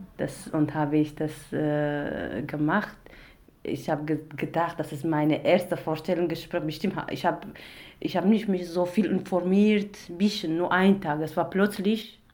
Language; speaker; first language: German; non-native, learner; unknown